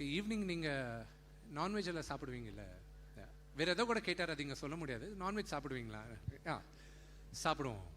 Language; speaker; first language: Tamil; non-native, local second language; Telugu